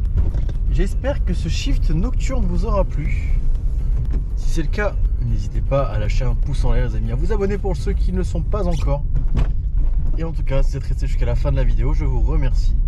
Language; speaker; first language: French; native; French